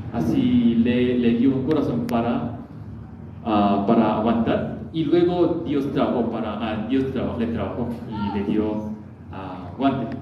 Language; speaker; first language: Spanish; non-native, learner; Korean